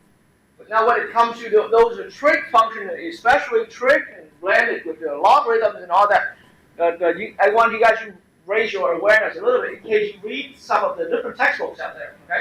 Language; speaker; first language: English; non-native, fluent; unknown